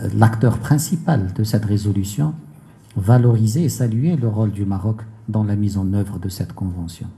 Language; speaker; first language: French; non-native, local second language; Arabic